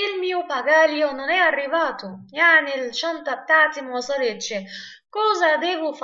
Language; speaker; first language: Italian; non-native, fluent; Arabic